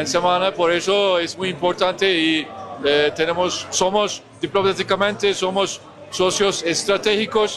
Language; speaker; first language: Spanish; non-native, fluent; Turkish